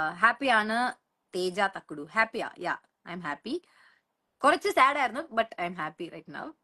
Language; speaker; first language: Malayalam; non-native, local second language; Tamil